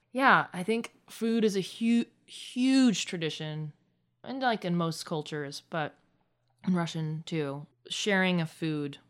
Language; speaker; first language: English; early bilingual, other home language; Russian